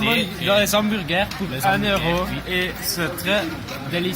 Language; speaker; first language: French; non-native, learner; Dutch